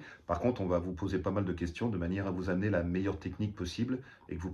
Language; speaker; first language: French; native; French